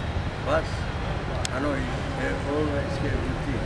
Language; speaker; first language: English; non-native, learner; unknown